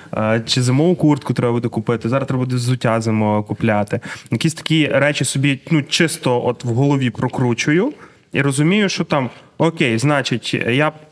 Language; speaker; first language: Ukrainian; native; Ukrainian